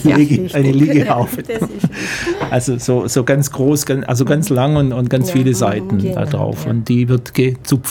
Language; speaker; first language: German; native; German